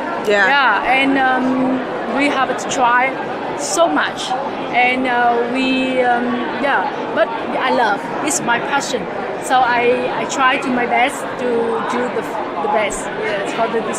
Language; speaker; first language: English; non-native, learner; Vietnamese